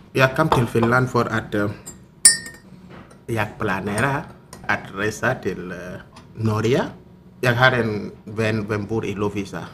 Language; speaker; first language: Swedish; non-native, learner; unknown